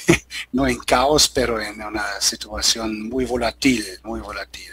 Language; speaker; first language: Spanish; non-native, learner; German